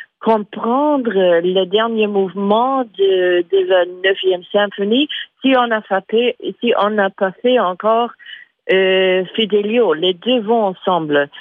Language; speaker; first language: French; non-native, fluent; English